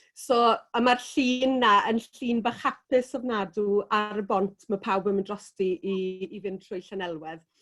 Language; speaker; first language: Welsh; native; Welsh